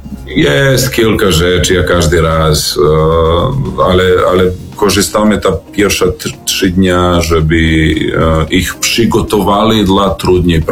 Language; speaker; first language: Polish; non-native, learner; Serbian